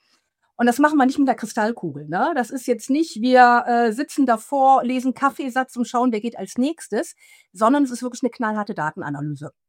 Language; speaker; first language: German; native; German